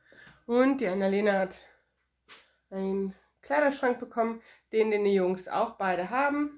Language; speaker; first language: German; native; German